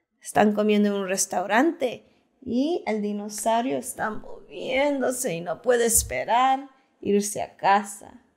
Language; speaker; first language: Spanish; early bilingual, heritage; Spanish